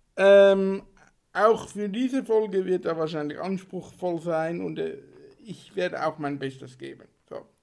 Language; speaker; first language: German; native; German